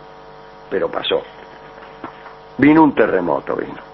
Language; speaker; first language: Spanish; native; Spanish